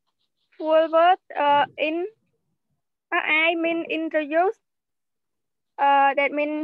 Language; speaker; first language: English; non-native, learner; Khmer